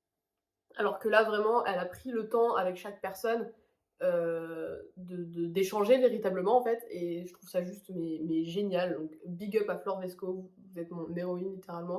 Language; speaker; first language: French; native; French